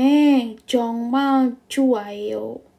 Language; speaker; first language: Korean; non-native, fluent; Indonesian